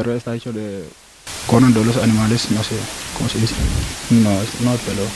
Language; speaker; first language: Spanish; non-native, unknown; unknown